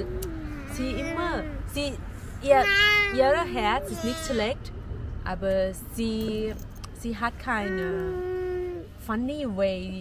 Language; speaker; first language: German; non-native, learner; Thai